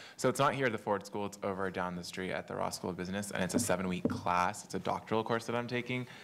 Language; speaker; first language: English; native; English